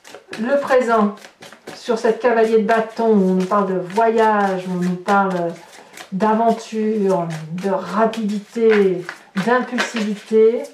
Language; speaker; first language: French; native; French